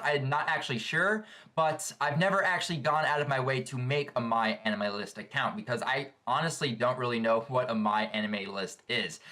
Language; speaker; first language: English; native; English